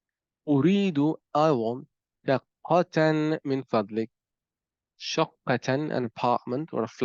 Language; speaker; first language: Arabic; non-native, fluent; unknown